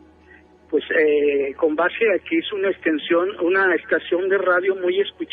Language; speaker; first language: Spanish; native; Spanish